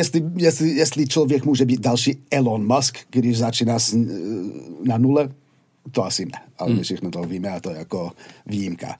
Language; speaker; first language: Czech; non-native, fluent; English